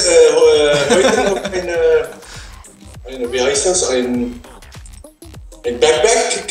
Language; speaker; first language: German; non-native, learner; Dutch